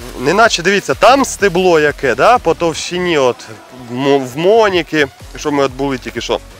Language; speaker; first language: Ukrainian; non-native, local second language; Russian